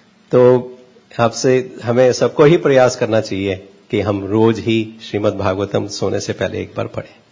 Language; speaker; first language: Hindi; native; Hindi